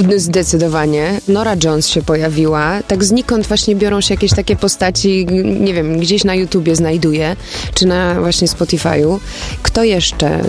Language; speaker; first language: Polish; early bilingual, heritage; Polish